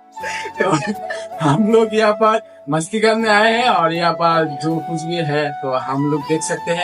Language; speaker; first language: Hindi; non-native, learner; Bangla